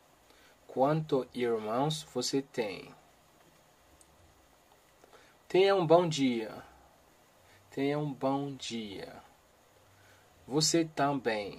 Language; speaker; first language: Portuguese; non-native, learner; Haitian Creole